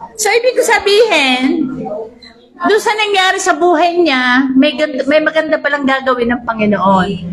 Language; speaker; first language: Filipino; native; Filipino